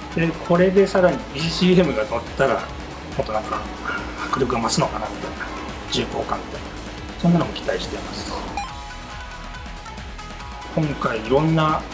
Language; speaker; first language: Japanese; native; Japanese